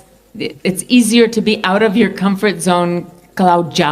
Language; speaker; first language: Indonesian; non-native, fluent; English